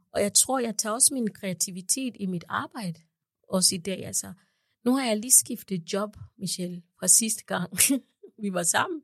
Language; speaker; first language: Danish; non-native, fluent; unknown